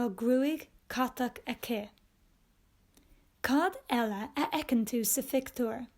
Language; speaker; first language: Irish; non-native, local second language; English